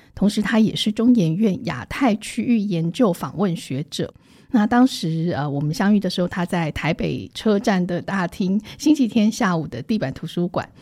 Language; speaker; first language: Chinese; native; Chinese